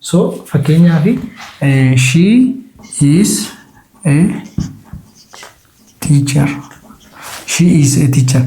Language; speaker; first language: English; non-native, local second language; Oromo